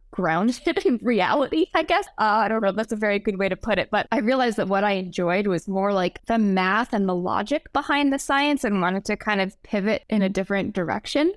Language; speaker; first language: English; native; English